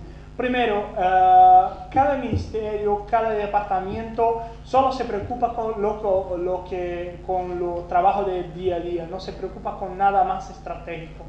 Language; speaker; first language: Spanish; non-native, fluent; Portuguese